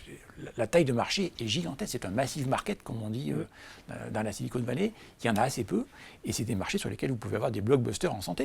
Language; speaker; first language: French; native; French